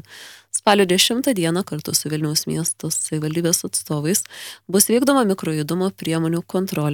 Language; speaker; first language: Lithuanian; native; Lithuanian